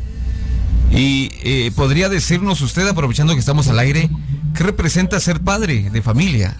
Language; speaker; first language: Spanish; native; Spanish